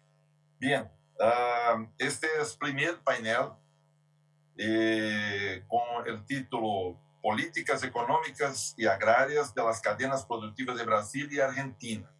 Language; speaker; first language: Spanish; non-native, fluent; Portuguese